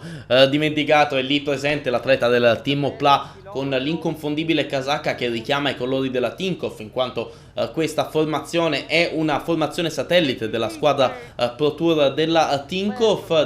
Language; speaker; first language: Italian; native; Italian